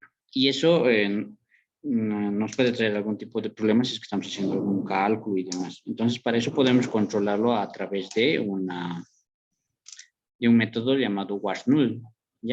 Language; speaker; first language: Spanish; native; Spanish